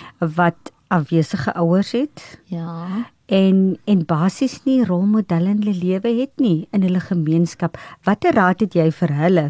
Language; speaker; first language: Afrikaans; native; Afrikaans